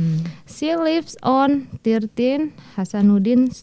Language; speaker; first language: English; non-native, learner; Indonesian